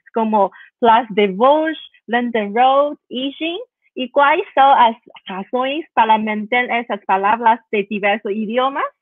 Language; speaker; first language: Portuguese; non-native, learner; Chinese